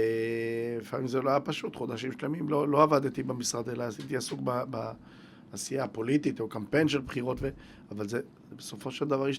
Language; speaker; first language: Hebrew; native; Hebrew